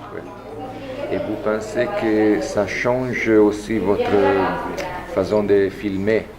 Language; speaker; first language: French; non-native, fluent; Italian